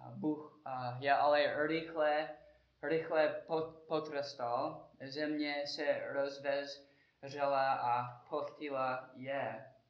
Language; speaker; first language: Czech; non-native, learner; English